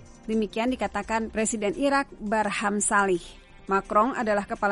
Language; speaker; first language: Indonesian; native; Indonesian